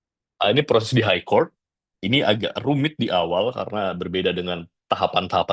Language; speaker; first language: Indonesian; native; Indonesian